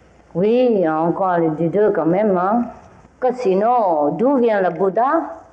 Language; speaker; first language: French; non-native, fluent; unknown